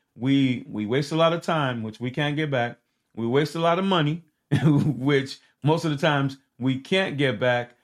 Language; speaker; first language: English; early bilingual, other home language; Haitian Creole